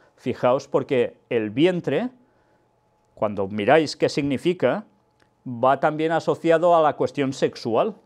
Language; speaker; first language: Spanish; non-native, local second language; Catalan